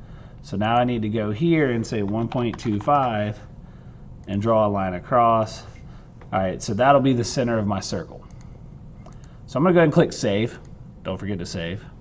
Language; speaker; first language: English; native; English